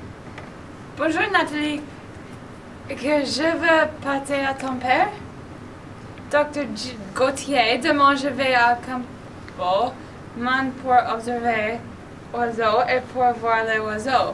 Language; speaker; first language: French; non-native, learner; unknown